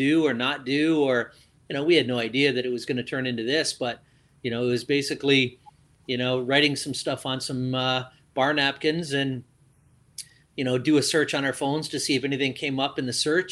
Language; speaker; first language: English; native; English